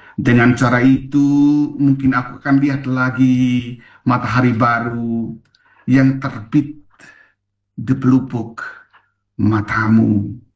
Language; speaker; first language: Malay; non-native, local second language; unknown